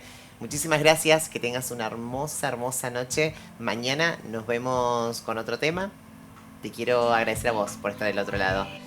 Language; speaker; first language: Spanish; native; Spanish